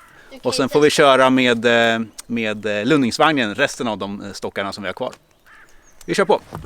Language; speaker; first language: Swedish; native; Swedish